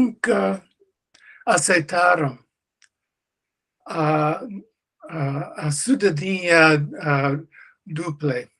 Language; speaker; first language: Portuguese; non-native, learner; English